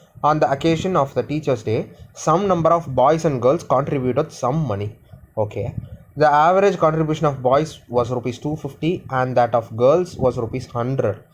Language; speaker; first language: English; non-native, local second language; Tamil